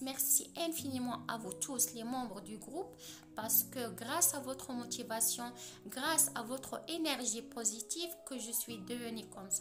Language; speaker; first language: French; non-native, local second language; Arabic